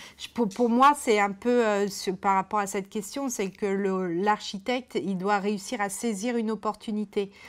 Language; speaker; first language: French; native; French